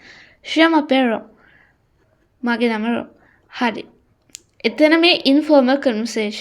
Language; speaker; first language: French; non-native, learner; Sinhala